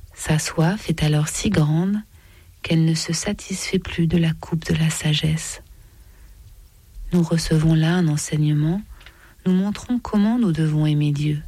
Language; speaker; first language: French; native; French